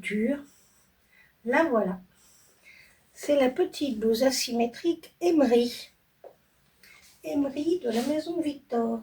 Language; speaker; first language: French; native; French